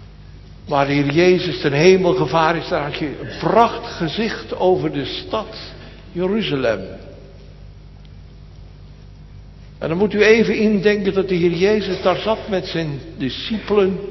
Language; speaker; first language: Dutch; native; Dutch